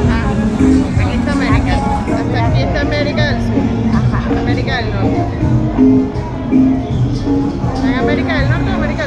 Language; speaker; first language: Spanish; native; Spanish